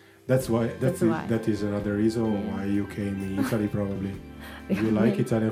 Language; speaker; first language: English; non-native, learner; Italian